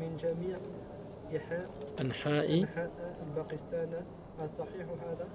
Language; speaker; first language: Arabic; non-native, learner; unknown